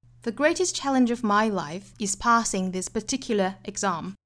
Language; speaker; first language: English; non-native, fluent; Chinese